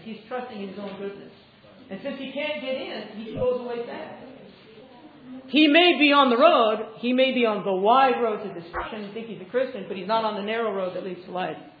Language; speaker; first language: English; native; English